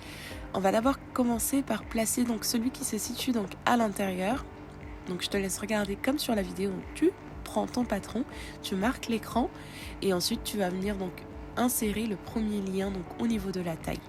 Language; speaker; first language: French; native; French